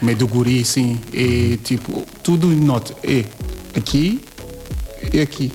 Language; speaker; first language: Portuguese; non-native, learner; Yoruba